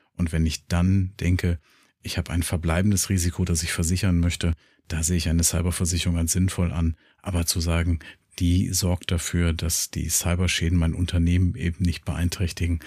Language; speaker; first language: German; native; German